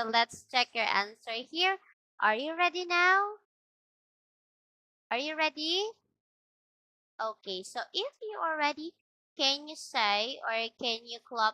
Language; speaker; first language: English; non-native, local second language; Filipino